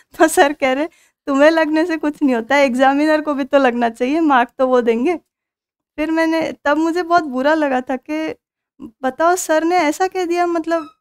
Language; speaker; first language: Hindi; non-native, local second language; Marathi